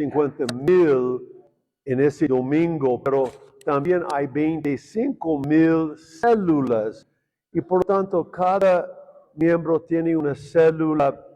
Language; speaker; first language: Spanish; non-native, fluent; English